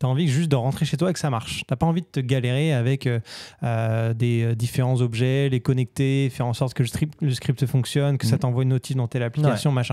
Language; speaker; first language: French; native; French